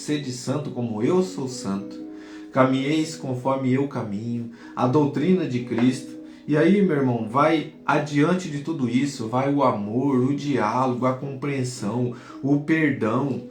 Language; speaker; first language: Portuguese; native; Portuguese